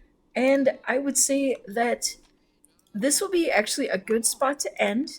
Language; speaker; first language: English; native; English